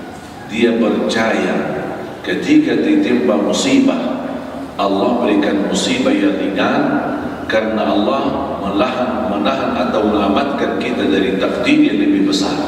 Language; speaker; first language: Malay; non-native, fluent; Arabic